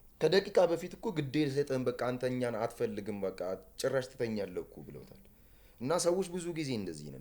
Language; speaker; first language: Amharic; native; Amharic